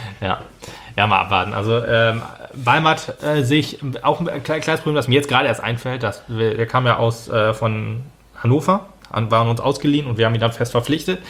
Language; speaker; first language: German; native; German